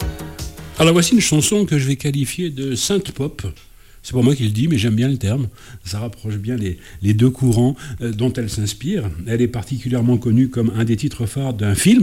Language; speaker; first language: French; native; French